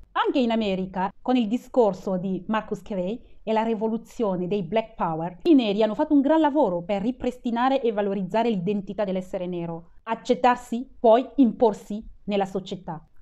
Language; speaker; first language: Italian; non-native, fluent; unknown